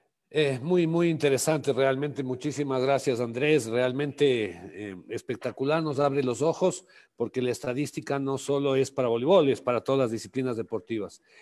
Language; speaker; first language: Spanish; native; Spanish